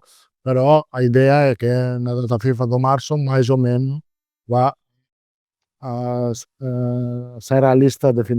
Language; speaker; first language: Portuguese; non-native, learner; Italian